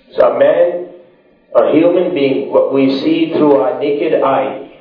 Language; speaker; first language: English; non-native, local second language; Urdu